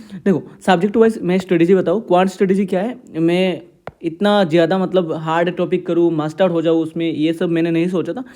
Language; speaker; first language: Hindi; non-native, local second language; Assamese